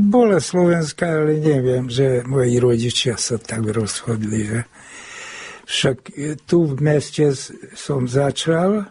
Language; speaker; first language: Slovak; non-native, local second language; Hungarian